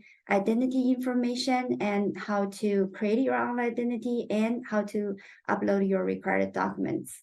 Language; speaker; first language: English; non-native, fluent; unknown